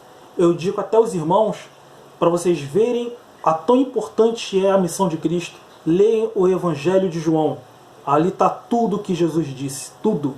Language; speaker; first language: Portuguese; native; Portuguese